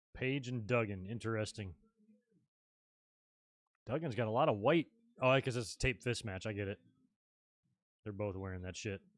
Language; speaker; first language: English; native; English